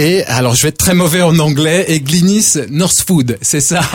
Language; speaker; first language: French; native; French